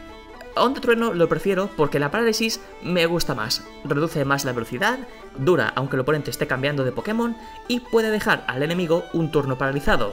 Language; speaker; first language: Spanish; native; Spanish